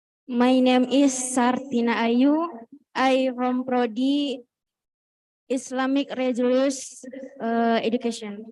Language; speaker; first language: English; non-native, learner; Indonesian